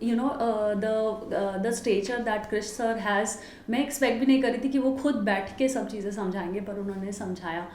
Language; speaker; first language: Hindi; native; Hindi